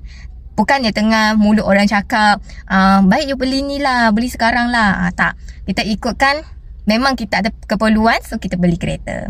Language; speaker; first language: Malay; native; Malay